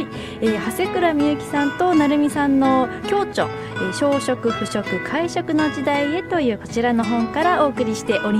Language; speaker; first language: Japanese; native; Japanese